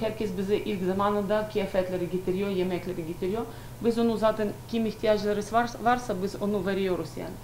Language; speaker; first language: Turkish; non-native, learner; Ukrainian